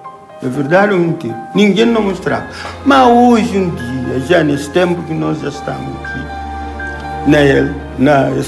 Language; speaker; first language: Portuguese; non-native, local second language; Kabuverdianu